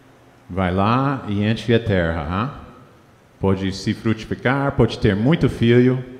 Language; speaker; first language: Portuguese; non-native, fluent; English